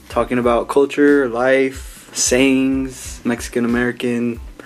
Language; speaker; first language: English; native; English